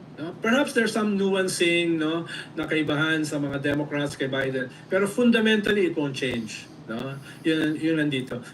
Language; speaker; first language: Filipino; native; Filipino